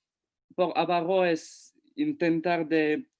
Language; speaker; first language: Spanish; non-native, fluent; French